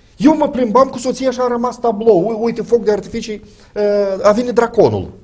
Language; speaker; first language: Romanian; native; Romanian